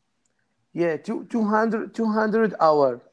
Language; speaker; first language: English; non-native, learner; Arabic